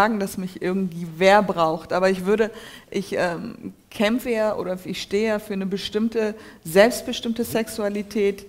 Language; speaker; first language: German; early bilingual, other home language; Turkish